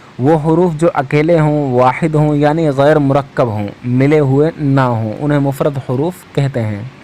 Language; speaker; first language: Urdu; native; Urdu